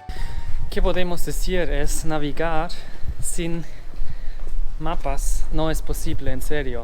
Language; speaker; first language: Spanish; non-native, fluent; German